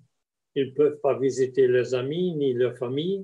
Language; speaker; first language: French; non-native, fluent; German